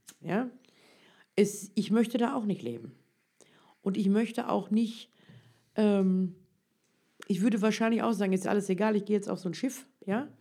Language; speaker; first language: German; early bilingual, other home language; Turkish